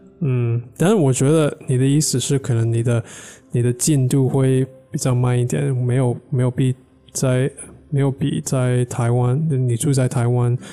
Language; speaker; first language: Chinese; non-native, fluent; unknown